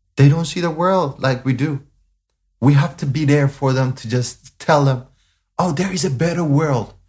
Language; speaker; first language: English; non-native, fluent; Amharic